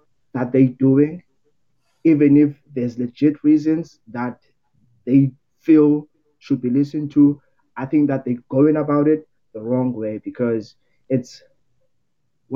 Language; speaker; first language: English; non-native, local second language; Xhosa